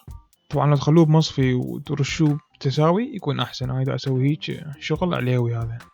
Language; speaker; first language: Arabic; native; Arabic